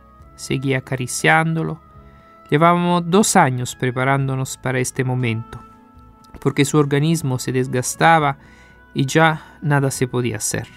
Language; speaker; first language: Spanish; non-native, fluent; Italian